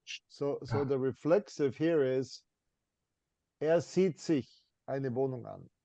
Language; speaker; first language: German; non-native, fluent; English